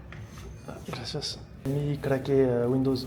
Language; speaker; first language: Spanish; non-native, learner; French